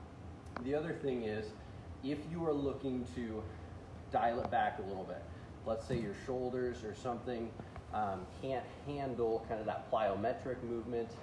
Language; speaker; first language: English; native; English